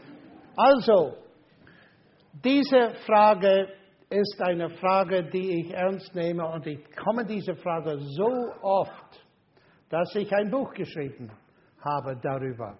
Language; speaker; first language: German; non-native, fluent; English